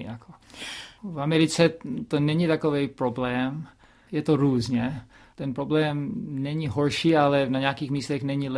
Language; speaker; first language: Czech; early bilingual, heritage; Czech